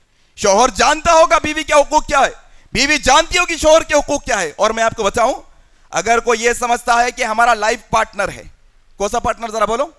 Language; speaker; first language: Urdu; native; Urdu